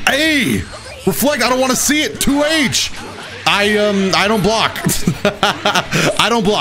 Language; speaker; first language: English; native; English